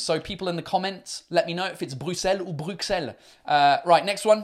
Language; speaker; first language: English; native; English